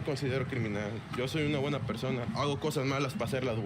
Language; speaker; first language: Spanish; native; Spanish